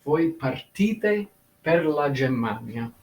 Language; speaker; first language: Italian; non-native, fluent; English